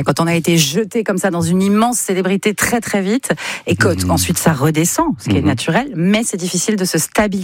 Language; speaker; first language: French; native; French